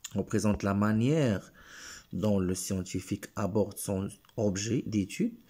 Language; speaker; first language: French; non-native, local second language; Arabic